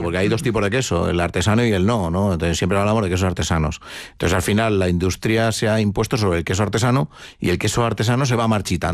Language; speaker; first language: Spanish; native; Spanish